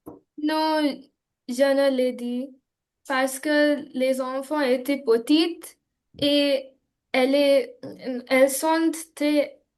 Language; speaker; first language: French; non-native, learner; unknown